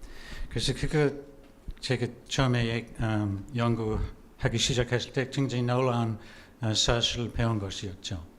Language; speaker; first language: Korean; non-native, fluent; English